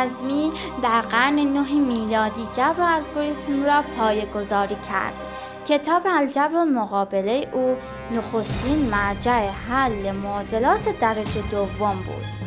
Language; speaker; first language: Persian; native; Persian